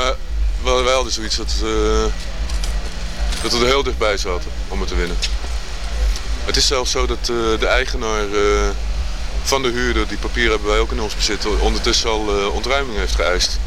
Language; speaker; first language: Dutch; native; Dutch